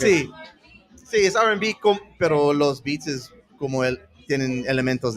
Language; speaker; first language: Spanish; early bilingual, heritage; English